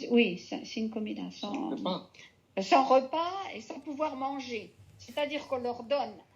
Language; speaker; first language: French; non-native, fluent; Spanish